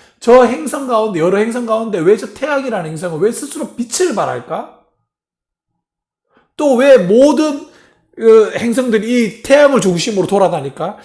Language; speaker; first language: Korean; native; Korean